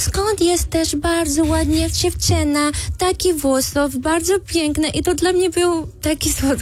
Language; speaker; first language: Polish; non-native, learner; Arabic